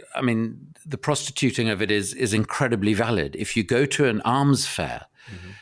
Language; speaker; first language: English; native; English